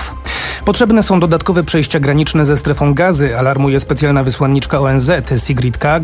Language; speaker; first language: Polish; native; Polish